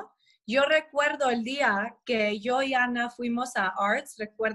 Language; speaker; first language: Spanish; non-native, fluent; English